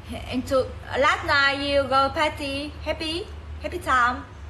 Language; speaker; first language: English; non-native, learner; Vietnamese